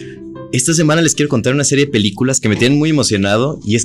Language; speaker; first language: Spanish; native; Spanish